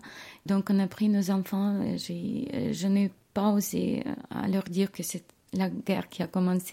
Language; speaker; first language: French; non-native, learner; Ukrainian